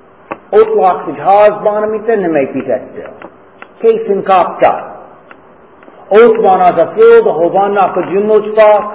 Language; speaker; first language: Hungarian; non-native, fluent; English